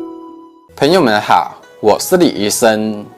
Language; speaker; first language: Chinese; native; Chinese